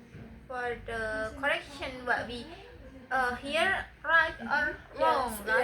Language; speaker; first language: English; non-native, learner; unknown